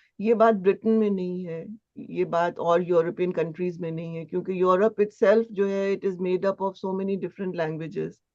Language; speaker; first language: Hindi; native; Hindi